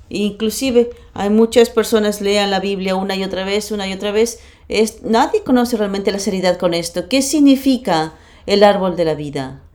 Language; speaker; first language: Spanish; non-native, fluent; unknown